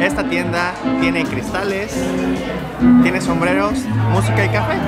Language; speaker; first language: Spanish; native; Spanish